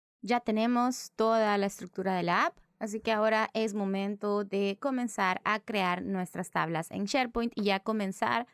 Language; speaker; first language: Spanish; native; Spanish